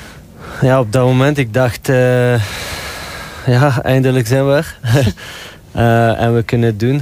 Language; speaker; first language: Dutch; non-native, local second language; French